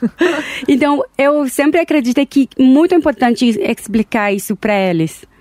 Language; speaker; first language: Portuguese; non-native, learner; Hebrew